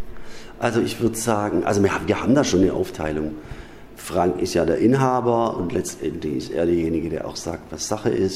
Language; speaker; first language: German; native; German